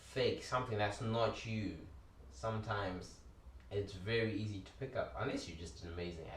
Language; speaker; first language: English; early bilingual, other home language; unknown